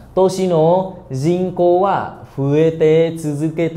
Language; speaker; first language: Japanese; non-native, fluent; Vietnamese